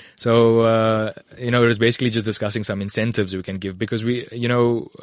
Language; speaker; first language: English; native; English